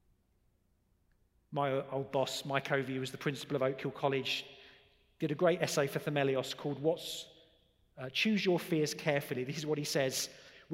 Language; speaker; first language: English; native; English